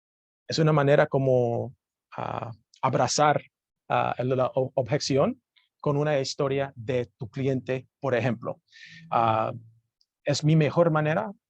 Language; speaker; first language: Spanish; non-native, learner; English